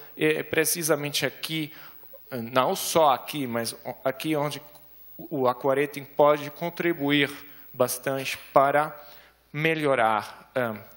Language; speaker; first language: Portuguese; non-native, fluent; German